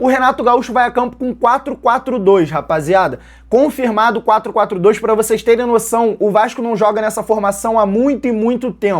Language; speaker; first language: Portuguese; native; Portuguese